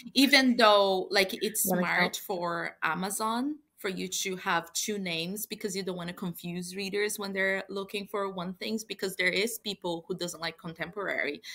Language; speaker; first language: English; non-native, fluent; Portuguese